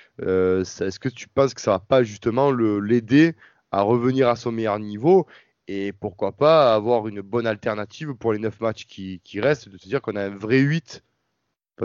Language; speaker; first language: French; native; French